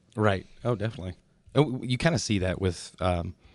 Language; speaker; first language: English; early bilingual, other home language; German